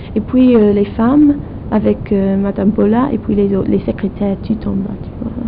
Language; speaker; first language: French; non-native, fluent; English